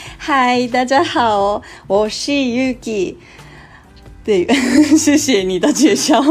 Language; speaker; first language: Chinese; non-native, fluent; Japanese